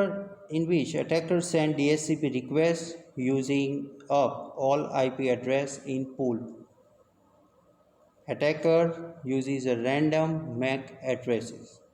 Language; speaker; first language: English; non-native, local second language; Gujarati